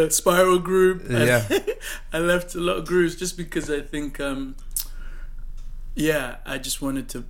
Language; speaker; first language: English; non-native, local second language; Yoruba